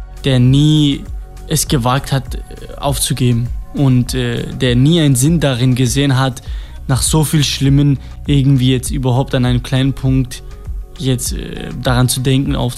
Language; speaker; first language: German; non-native, fluent; Kurdish